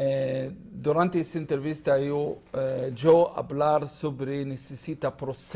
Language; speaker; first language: Spanish; non-native, learner; Hebrew